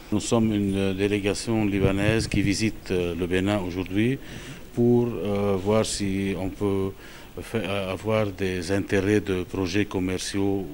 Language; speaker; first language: French; non-native, local second language; Arabic